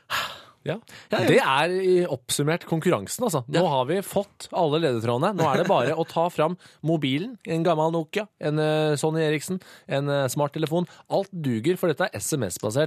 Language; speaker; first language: Norwegian; native; Norwegian